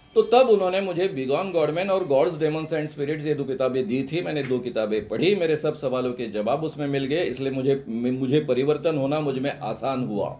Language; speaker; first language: Hindi; non-native, local second language; Marathi